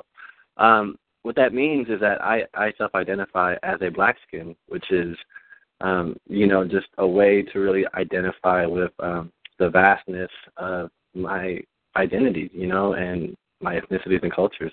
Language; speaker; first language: English; early bilingual, other home language; Spanish